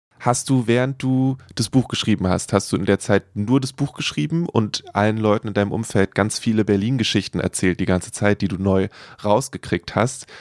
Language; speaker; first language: German; native; German